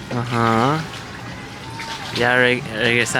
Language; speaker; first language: Spanish; non-native, learner; Korean